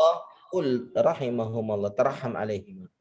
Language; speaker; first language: Arabic; non-native, fluent; Indonesian